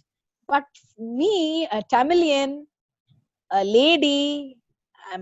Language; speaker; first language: English; non-native, local second language; Tamil